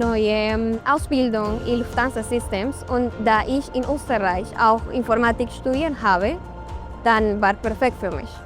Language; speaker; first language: German; non-native, fluent; Spanish